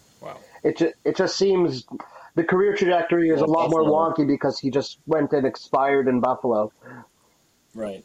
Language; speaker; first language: English; native; English